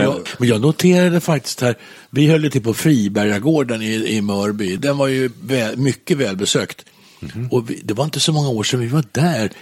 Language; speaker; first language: Swedish; native; Swedish